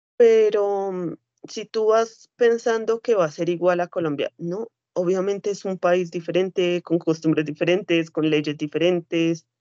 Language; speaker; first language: Spanish; native; Spanish